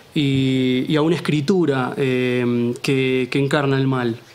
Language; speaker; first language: Spanish; native; Spanish